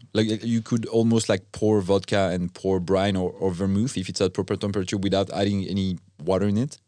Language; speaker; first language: English; non-native, fluent; French